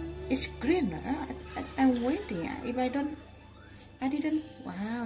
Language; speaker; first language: English; non-native, learner; Indonesian